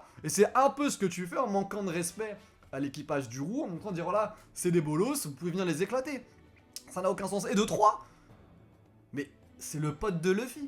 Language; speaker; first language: French; native; French